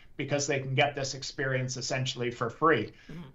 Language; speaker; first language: English; native; English